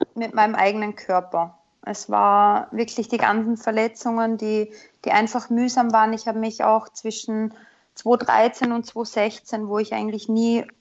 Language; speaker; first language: German; native; German